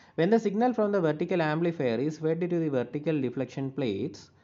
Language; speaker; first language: English; non-native, local second language; Malayalam